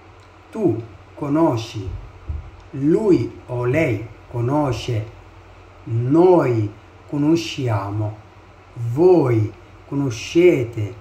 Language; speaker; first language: Italian; non-native, fluent; Arabic